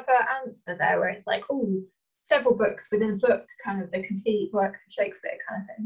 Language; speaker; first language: English; native; English